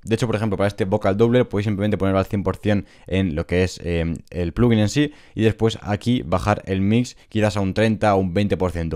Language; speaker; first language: Spanish; native; Spanish